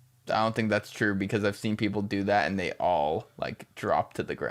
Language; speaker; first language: English; native; English